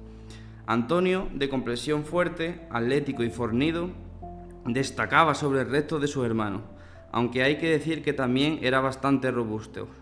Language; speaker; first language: Spanish; native; Spanish